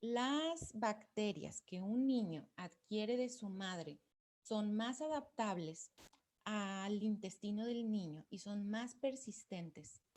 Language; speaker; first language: Spanish; native; Spanish